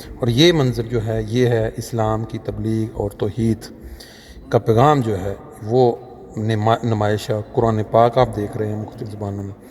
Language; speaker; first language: Urdu; non-native, local second language; Punjabi